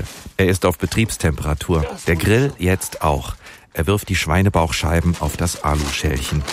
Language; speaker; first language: German; native; German